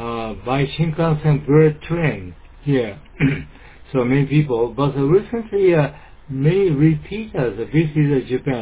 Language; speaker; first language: English; non-native, learner; Japanese